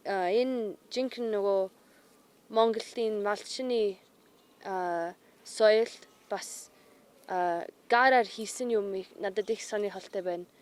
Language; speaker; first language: Mongolian; non-native, learner; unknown